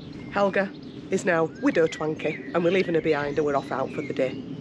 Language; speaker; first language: English; native; English